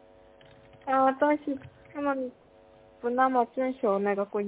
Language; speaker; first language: Chinese; non-native, learner; Korean